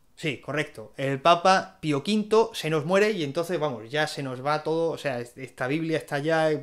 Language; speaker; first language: Spanish; native; Spanish